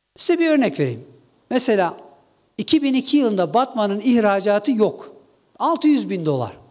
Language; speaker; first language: Turkish; non-native, local second language; Kurdish